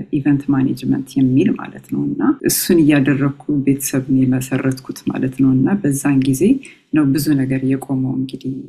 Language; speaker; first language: Amharic; native; Amharic